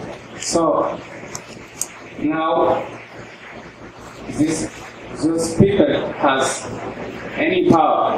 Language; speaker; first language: English; non-native, learner; Oromo